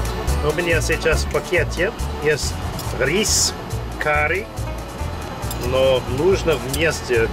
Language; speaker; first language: Russian; non-native, learner; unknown